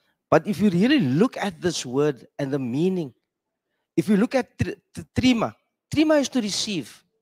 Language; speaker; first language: English; non-native, local second language; Afrikaans